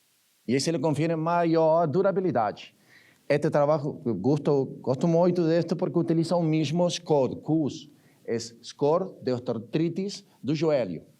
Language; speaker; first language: Portuguese; non-native, learner; Spanish